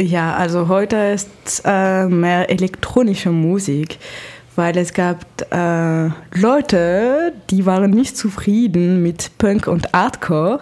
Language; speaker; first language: German; non-native, fluent; French